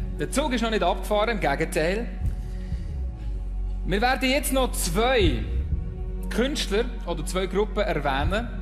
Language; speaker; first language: German; native; German